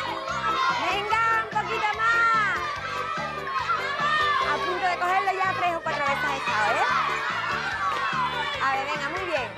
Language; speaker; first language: Spanish; native; Spanish